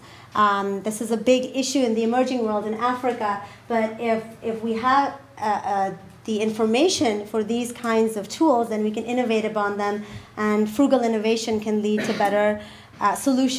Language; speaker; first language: English; non-native, local second language; Urdu